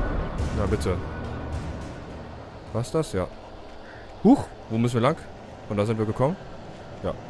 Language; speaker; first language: German; native; German